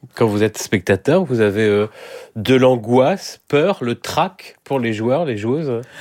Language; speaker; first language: French; native; French